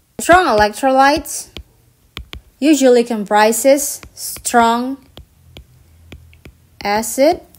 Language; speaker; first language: English; non-native, fluent; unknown